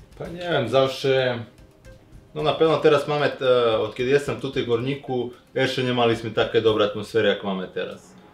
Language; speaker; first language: Polish; non-native, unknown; Serbian